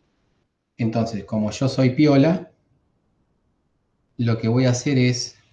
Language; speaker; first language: Spanish; native; Spanish